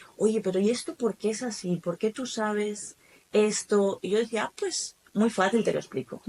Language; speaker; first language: Spanish; native; Spanish